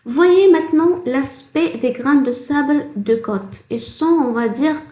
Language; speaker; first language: French; non-native, local second language; Arabic